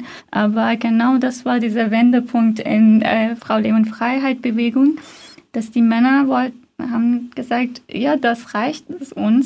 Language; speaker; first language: German; non-native, fluent; Persian